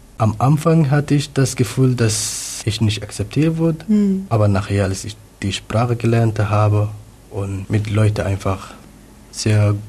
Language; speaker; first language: German; non-native, fluent; Somali